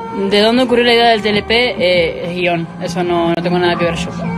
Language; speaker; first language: Spanish; early bilingual, heritage; Spanish